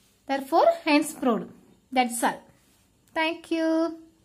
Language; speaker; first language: English; non-native, local second language; Tamil